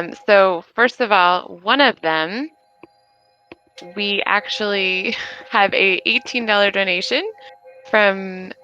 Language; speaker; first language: English; native; English